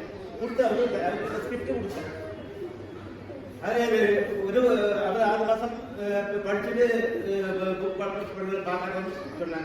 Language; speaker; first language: Tamil; non-native, learner; Malayalam